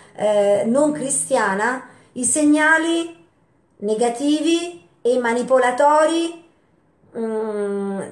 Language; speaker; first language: Italian; native; Italian